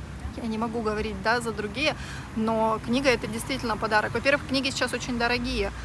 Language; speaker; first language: Russian; native; Russian